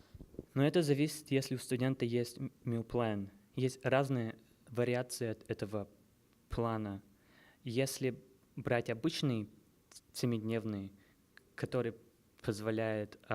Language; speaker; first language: Russian; early bilingual, heritage; Russian